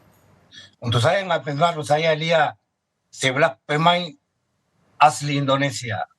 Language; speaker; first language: Indonesian; non-native, fluent; Spanish